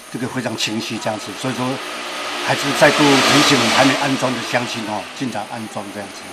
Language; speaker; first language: Chinese; native; Chinese